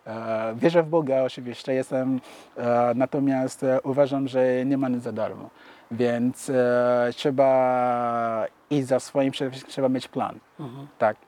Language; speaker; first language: Polish; non-native, fluent; Yoruba